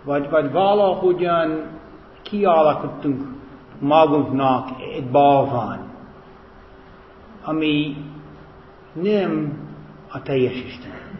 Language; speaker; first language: Hungarian; non-native, fluent; English